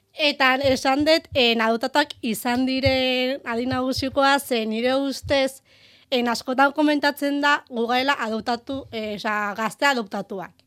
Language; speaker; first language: Basque; early bilingual, heritage; Basque